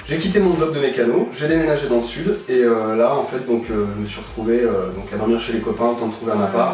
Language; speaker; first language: French; native; French